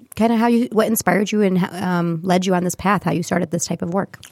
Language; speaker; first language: English; early bilingual, other home language; Hindi